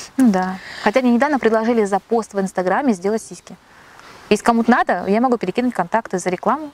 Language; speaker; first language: Russian; native; Russian